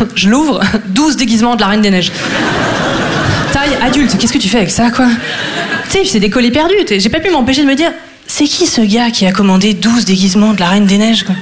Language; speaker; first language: French; native; French